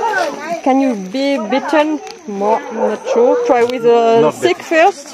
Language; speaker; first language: English; non-native, learner; French